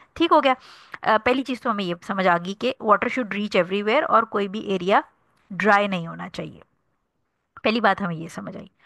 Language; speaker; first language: Urdu; native; Urdu